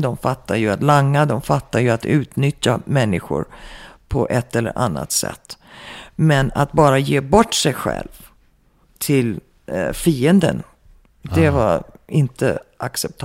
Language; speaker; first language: Swedish; early bilingual, heritage; Swedish